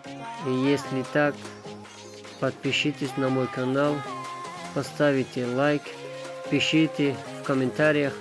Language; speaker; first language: Russian; non-native, fluent; Tajik